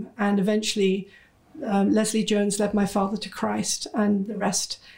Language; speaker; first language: English; native; English